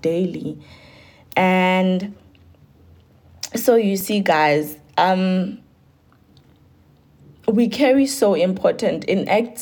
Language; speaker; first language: English; non-native, local second language; Tsonga